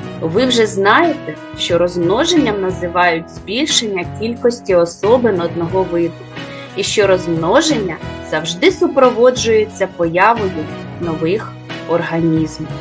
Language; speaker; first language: Ukrainian; native; Ukrainian